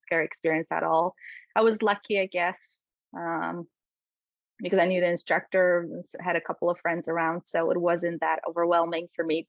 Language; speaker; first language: English; non-native, fluent; Polish